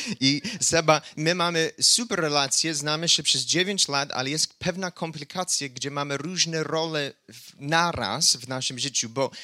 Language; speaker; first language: Polish; non-native, fluent; English